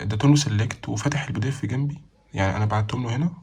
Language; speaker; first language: Arabic; native; Arabic